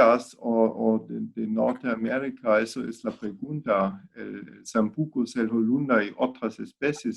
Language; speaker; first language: Spanish; non-native, fluent; German